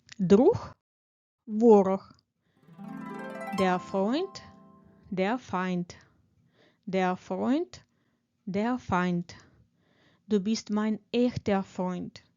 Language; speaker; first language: German; non-native, fluent; Ukrainian